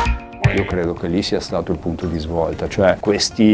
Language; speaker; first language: Italian; native; Italian